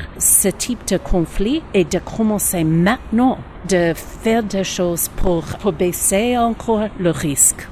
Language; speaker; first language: French; non-native, learner; English